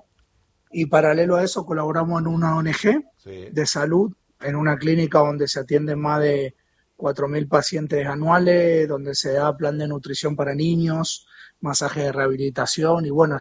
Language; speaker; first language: Spanish; native; Spanish